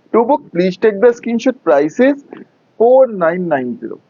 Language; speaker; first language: Hindi; non-native, local second language; Bangla